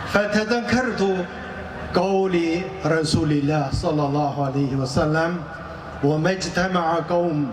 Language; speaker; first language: Arabic; non-native, fluent; Chinese